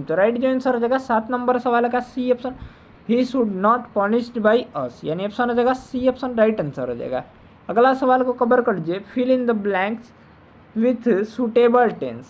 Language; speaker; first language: Hindi; native; Hindi